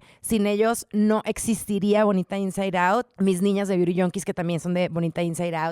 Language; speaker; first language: Spanish; native; Spanish